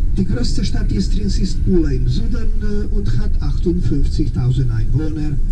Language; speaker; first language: German; non-native, fluent; Croatian